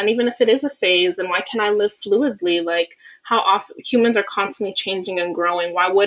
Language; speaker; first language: English; native; English